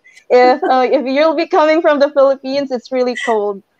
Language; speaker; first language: English; non-native, local second language; Filipino